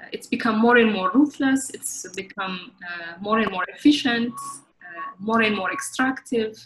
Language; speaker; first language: English; non-native, local second language; Amharic